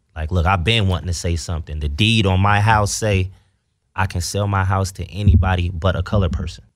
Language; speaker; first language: English; native; English